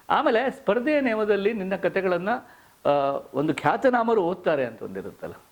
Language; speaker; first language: Kannada; native; Kannada